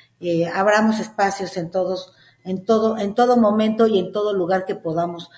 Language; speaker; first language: Spanish; native; Spanish